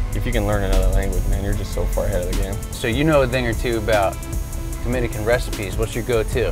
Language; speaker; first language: English; native; English